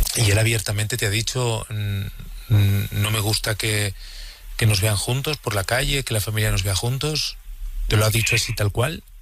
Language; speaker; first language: Spanish; native; Spanish